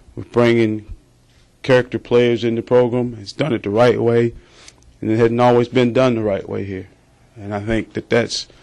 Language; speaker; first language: English; native; English